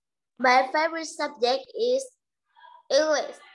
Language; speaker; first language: English; non-native, learner; Vietnamese